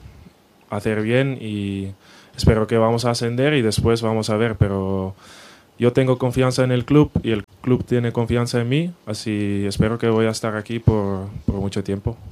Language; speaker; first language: Spanish; non-native, fluent; Dutch